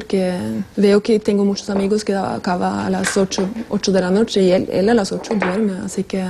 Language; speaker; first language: Spanish; non-native, fluent; Norwegian